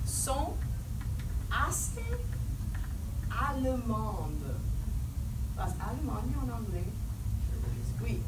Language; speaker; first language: French; non-native, fluent; English